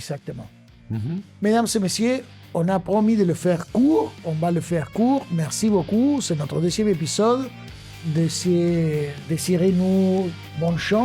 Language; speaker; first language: French; non-native, fluent; Spanish